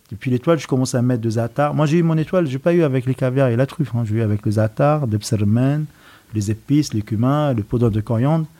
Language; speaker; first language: French; non-native, fluent; Arabic